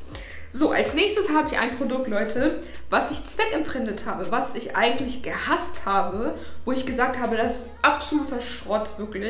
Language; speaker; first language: German; native; German